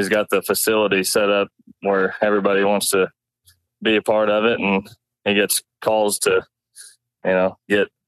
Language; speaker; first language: English; native; English